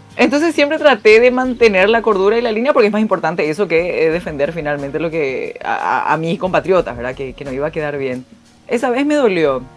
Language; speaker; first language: Spanish; early bilingual, other home language; Korean